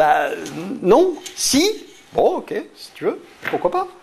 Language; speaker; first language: French; native; French